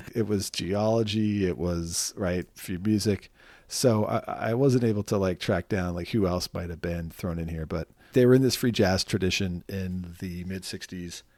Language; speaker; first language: English; native; English